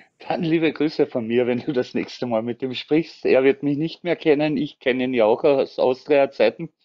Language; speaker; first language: German; native; German